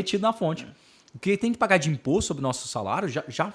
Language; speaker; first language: Portuguese; native; Portuguese